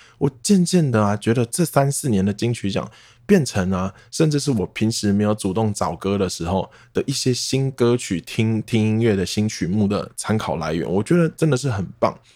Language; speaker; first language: Chinese; non-native, local second language; Min Nan Chinese